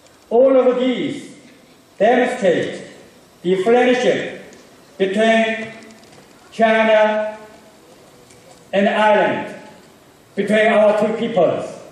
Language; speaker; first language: English; non-native, fluent; Chinese